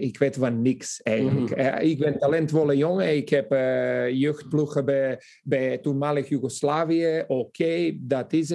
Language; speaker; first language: Dutch; non-native, fluent; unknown